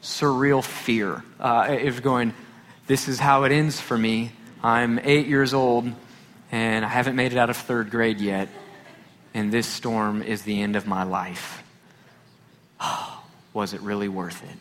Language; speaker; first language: English; native; English